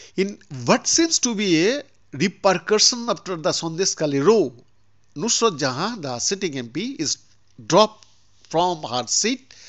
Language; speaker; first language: English; non-native, local second language; Bangla